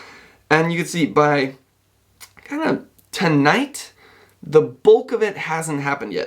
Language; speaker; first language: English; native; English